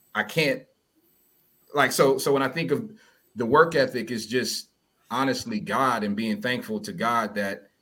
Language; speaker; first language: English; early bilingual, other home language; Yoruba